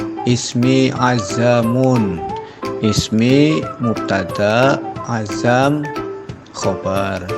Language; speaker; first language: Arabic; non-native, fluent; Indonesian